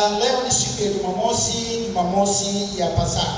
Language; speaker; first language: Swahili; native; Swahili